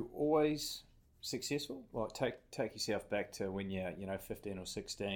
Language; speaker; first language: English; native; English